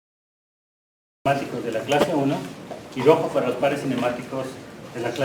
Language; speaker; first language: Spanish; native; Spanish